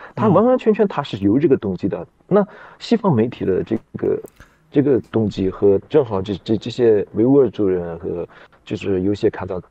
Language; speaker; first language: Chinese; native; Chinese